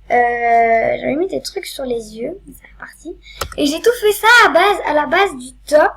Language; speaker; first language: French; native; French